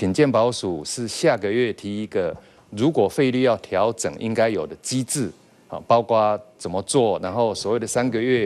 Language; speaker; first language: Chinese; native; Chinese